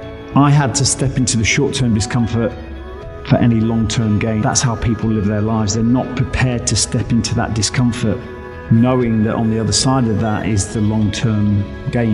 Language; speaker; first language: English; native; English